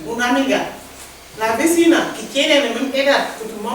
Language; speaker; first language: Spanish; non-native, learner; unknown